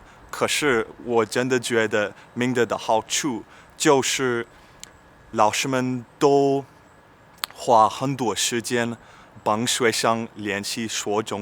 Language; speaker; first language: Chinese; non-native, learner; English